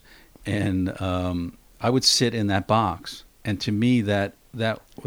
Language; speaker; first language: English; native; English